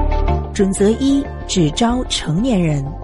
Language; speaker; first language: Chinese; native; Chinese